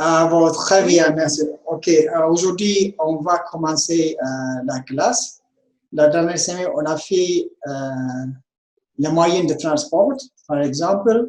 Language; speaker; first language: French; non-native, fluent; Amharic